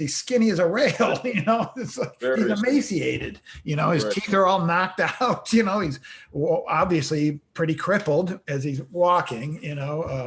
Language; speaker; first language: English; native; English